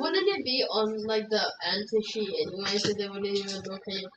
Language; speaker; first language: English; native; English